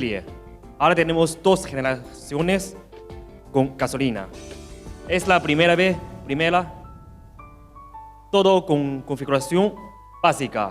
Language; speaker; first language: Spanish; non-native, learner; Chinese